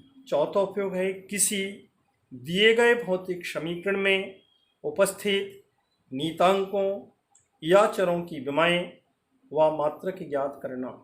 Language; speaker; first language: Hindi; native; Hindi